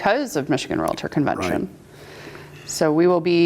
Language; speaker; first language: English; native; English